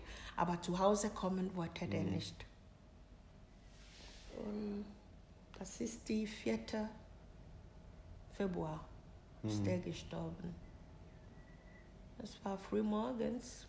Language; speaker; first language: German; non-native, learner; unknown